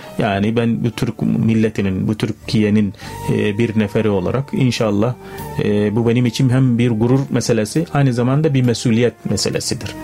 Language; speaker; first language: Turkish; non-native, fluent; Arabic